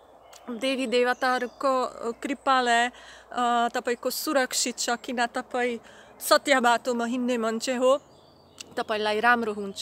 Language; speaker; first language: Nepali; non-native, learner; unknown